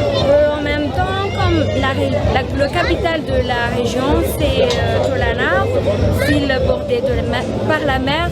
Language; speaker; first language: French; non-native, local second language; Malagasy